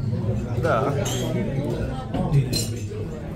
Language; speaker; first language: Russian; non-native, learner; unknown